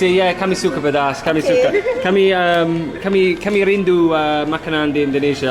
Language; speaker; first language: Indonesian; non-native, learner; English